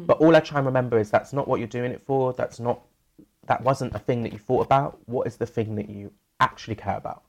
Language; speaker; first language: English; native; English